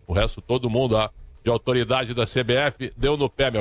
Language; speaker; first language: Portuguese; native; Portuguese